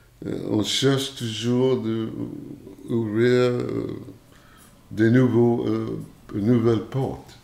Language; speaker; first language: French; non-native, fluent; English